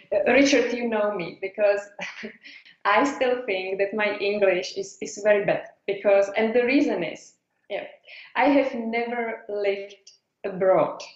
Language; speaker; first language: English; non-native, fluent; Czech